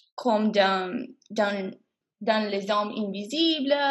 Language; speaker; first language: French; non-native, learner; English